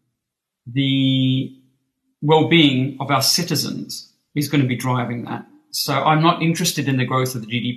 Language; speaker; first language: English; native; English